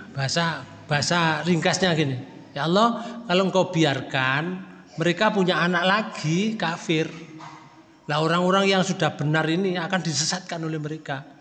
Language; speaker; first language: Indonesian; non-native, local second language; Javanese